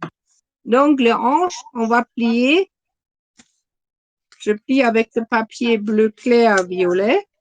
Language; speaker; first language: French; non-native, fluent; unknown